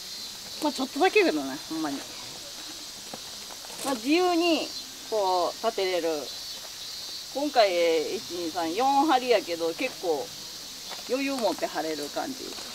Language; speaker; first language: Japanese; native; Japanese